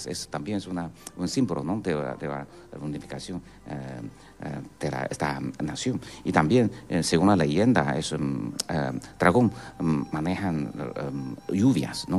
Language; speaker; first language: Spanish; non-native, fluent; Chinese